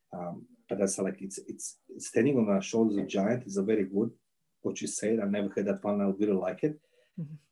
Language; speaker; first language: English; non-native, learner; Croatian